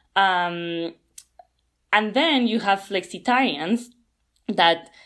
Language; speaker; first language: English; non-native, fluent; Spanish